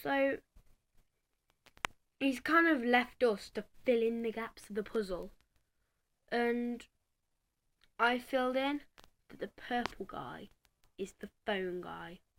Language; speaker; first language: English; native; English